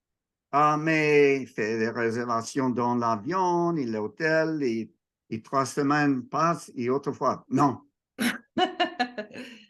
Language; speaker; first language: French; non-native, learner; English